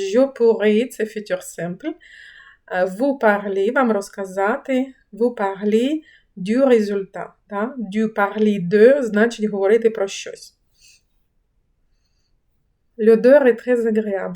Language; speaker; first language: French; non-native, fluent; Ukrainian